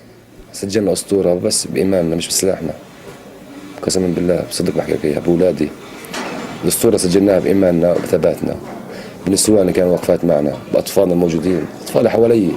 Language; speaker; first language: Arabic; native; Arabic